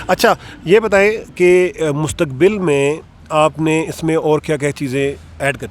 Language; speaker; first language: Urdu; native; Urdu